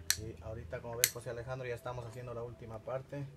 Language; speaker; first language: Spanish; native; Spanish